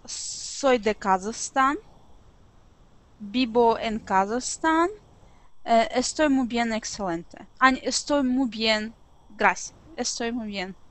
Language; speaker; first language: Spanish; non-native, learner; Russian